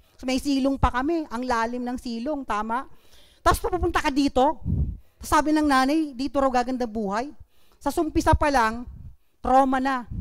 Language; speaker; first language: Filipino; non-native, local second language; Bikol